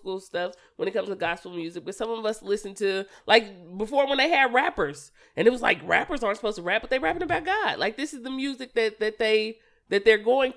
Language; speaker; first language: English; native; English